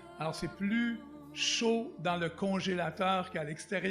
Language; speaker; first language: French; native; French